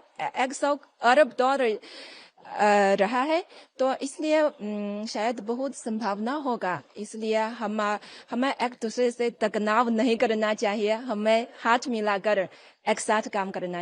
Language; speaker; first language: Hindi; non-native, learner; Chinese